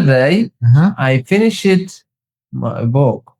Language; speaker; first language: English; non-native, learner; Tigrinya